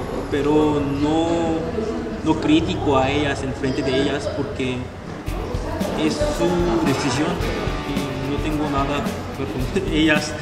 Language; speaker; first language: Spanish; non-native, fluent; Korean